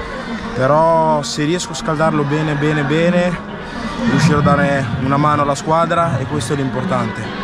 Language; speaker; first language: Italian; early bilingual, other home language; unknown